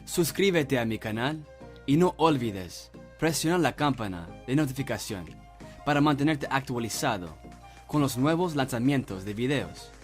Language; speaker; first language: Spanish; non-native, fluent; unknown